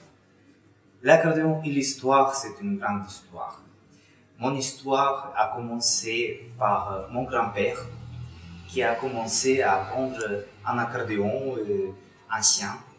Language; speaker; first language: French; non-native, fluent; Russian